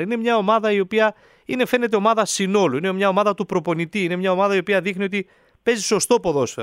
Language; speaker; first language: Greek; native; Greek